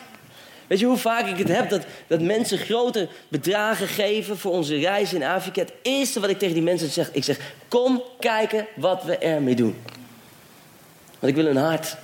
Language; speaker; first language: Dutch; native; Dutch